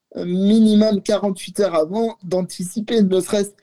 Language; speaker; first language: French; native; French